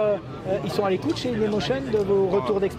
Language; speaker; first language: French; native; French